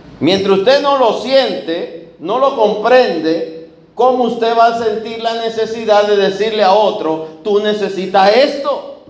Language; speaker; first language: Spanish; native; Spanish